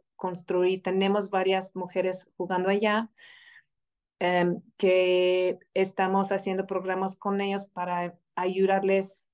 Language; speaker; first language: Spanish; non-native, fluent; English